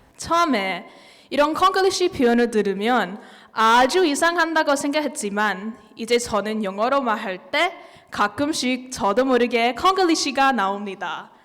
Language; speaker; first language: Korean; non-native, learner; English